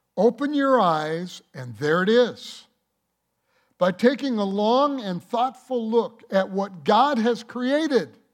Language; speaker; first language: English; native; English